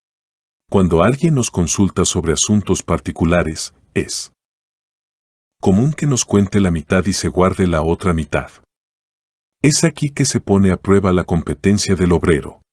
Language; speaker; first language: Spanish; native; Spanish